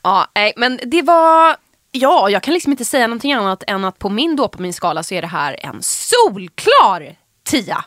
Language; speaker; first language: Swedish; native; Swedish